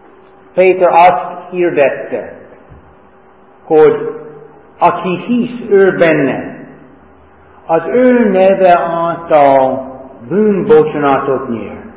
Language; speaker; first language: Hungarian; non-native, fluent; English